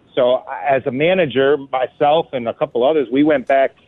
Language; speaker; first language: English; native; English